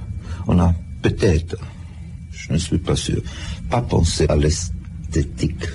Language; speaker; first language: French; non-native, fluent; German